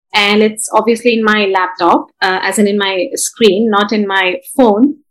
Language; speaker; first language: English; non-native, local second language; Bangla